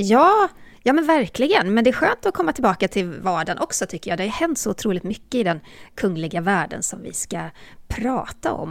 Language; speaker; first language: Swedish; native; Swedish